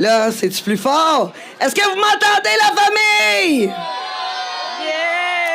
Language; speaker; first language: French; native; French